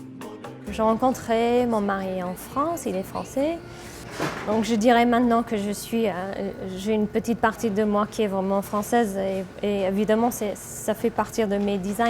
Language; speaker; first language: French; non-native, fluent; English